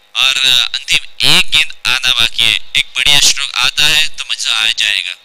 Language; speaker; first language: Hindi; non-native, local second language; Marathi